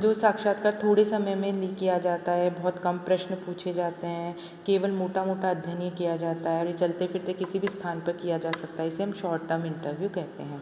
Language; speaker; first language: Hindi; native; Hindi